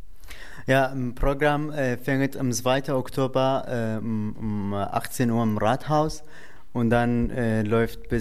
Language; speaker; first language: German; non-native, learner; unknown